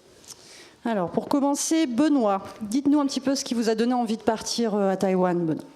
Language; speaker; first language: French; native; French